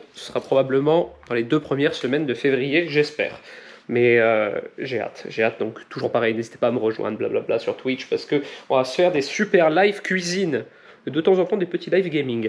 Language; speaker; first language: French; native; French